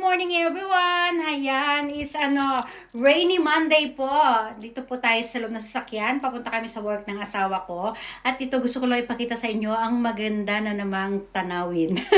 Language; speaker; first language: Filipino; native; Filipino